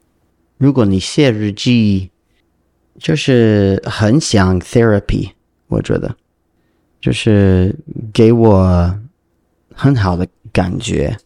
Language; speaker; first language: Chinese; non-native, learner; English